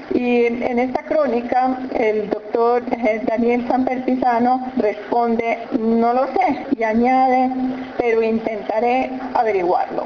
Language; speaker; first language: Spanish; native; Spanish